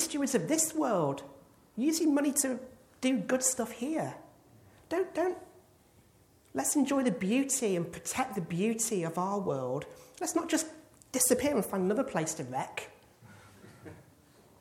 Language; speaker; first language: English; native; English